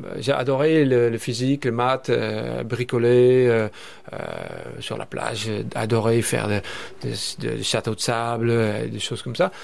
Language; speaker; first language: French; non-native, fluent; Dutch